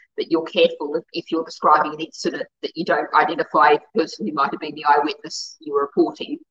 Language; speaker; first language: English; native; English